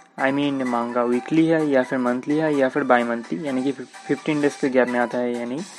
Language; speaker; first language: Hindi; non-native, local second language; Bangla